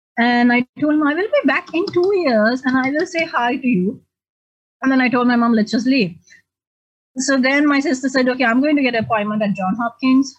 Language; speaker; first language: English; non-native, local second language; Sinhala